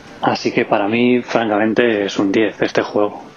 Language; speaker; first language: Spanish; native; Spanish